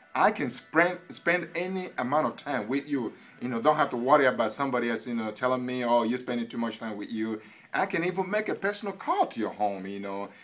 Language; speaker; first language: English; non-native, local second language; Igbo